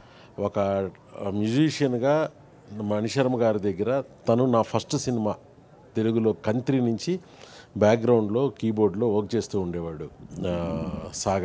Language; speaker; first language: Telugu; native; Telugu